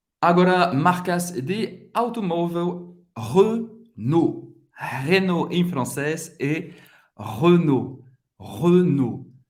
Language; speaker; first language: Portuguese; non-native, fluent; French